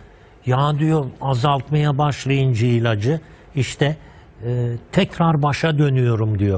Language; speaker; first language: Turkish; native; Turkish